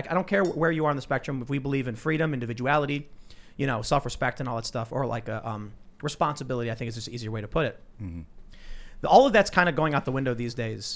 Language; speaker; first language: English; native; English